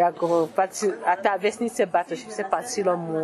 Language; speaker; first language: Czech; early bilingual, other home language; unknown